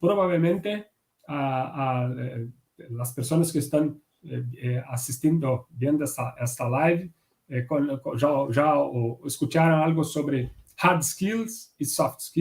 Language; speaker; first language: Spanish; non-native, fluent; Portuguese